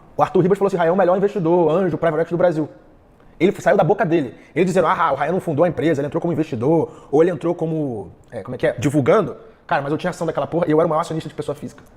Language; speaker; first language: Portuguese; early bilingual, heritage; Portuguese